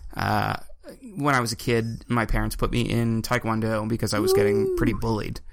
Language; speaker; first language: English; native; English